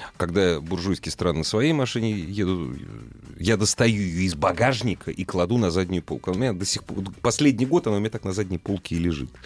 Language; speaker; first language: Russian; native; Russian